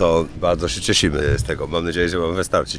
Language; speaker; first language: Polish; non-native, learner; English